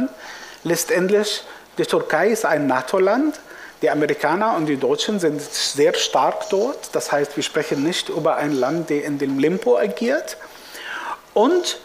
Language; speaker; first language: German; non-native, fluent; Arabic